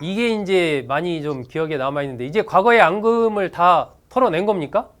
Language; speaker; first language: Korean; native; Korean